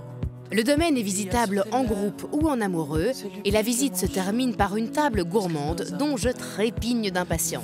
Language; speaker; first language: French; native; French